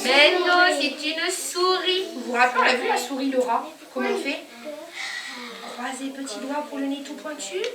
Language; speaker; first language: French; native; French